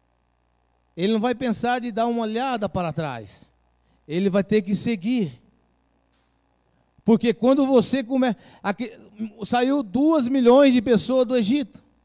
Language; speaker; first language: Portuguese; native; Portuguese